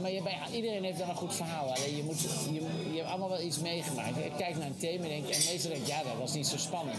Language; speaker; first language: Dutch; native; Dutch